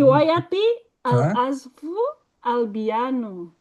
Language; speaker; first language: Arabic; non-native, learner; Indonesian